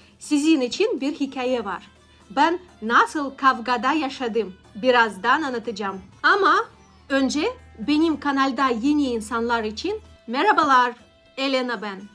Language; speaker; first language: Turkish; non-native, learner; Russian